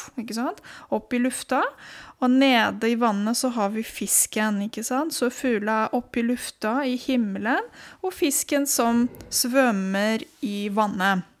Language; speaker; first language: Norwegian; non-native, fluent; Spanish